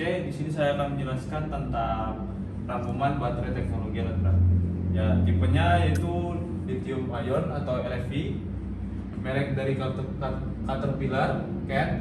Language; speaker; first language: Indonesian; native; Indonesian